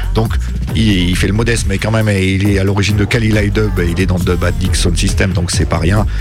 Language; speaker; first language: French; native; French